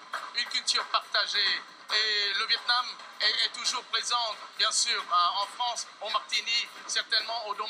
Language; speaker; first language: French; non-native, fluent; Vietnamese